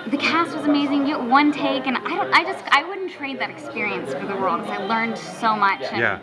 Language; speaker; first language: English; native; English